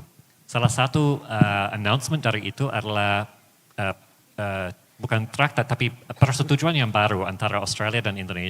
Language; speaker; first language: Indonesian; non-native, fluent; English